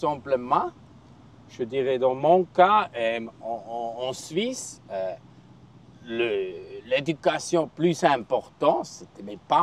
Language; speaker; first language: French; non-native, local second language; German